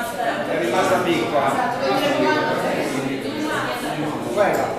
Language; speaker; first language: Italian; native; Italian